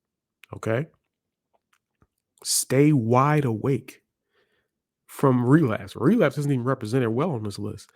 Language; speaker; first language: English; native; English